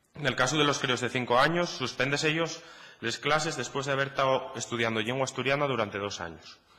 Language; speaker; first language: Asturian; non-native, local second language; Spanish